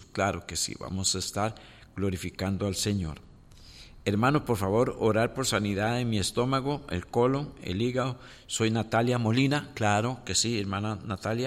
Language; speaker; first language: Spanish; native; Spanish